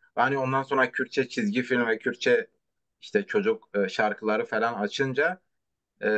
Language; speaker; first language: Turkish; non-native, local second language; Kurdish